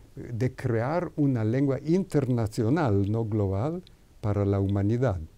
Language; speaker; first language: Spanish; non-native, fluent; Hebrew